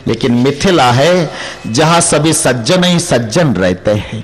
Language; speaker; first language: Hindi; non-native, local second language; Marathi